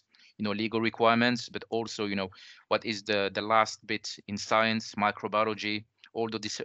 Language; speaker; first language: English; non-native, fluent; French